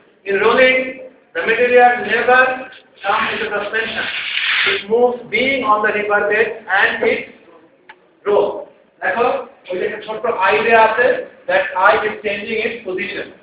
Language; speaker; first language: English; non-native, local second language; Bangla